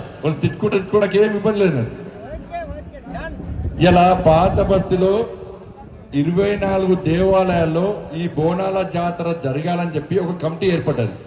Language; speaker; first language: Telugu; native; Telugu